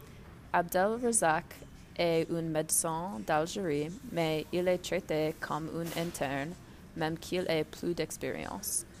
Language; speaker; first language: French; non-native, learner; English